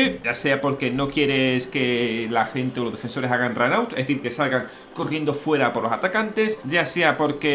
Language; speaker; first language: Spanish; native; Spanish